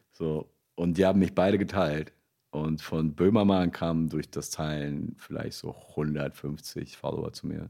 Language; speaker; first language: German; early bilingual, other home language; Russian